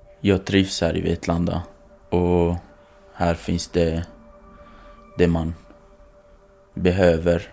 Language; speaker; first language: Swedish; non-native, fluent; Kurdish